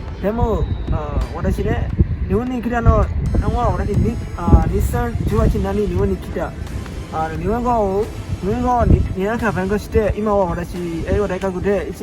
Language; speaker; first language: Japanese; non-native, learner; Bangla